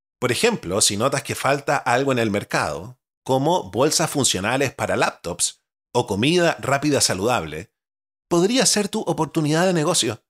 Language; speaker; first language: Spanish; native; Spanish